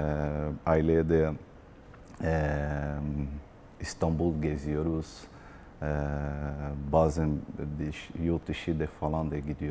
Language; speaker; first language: Turkish; non-native, learner; Portuguese